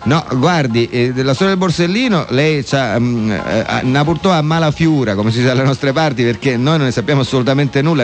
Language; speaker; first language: Italian; native; Italian